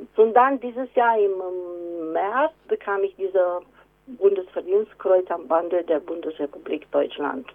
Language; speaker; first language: German; non-native, fluent; Romanian